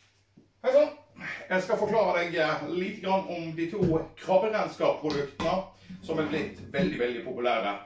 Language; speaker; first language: Norwegian; native; Norwegian